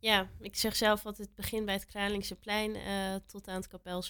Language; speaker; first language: Dutch; native; Dutch